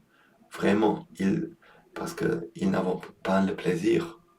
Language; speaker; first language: French; non-native, learner; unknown